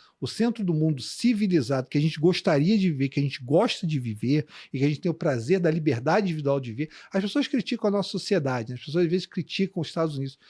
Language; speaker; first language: Portuguese; native; Portuguese